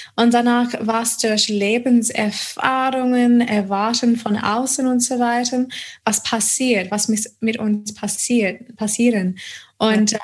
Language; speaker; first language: German; non-native, fluent; English